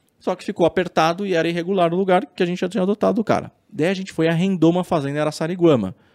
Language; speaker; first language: Portuguese; native; Portuguese